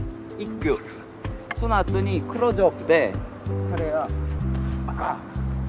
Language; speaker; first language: Japanese; non-native, learner; Korean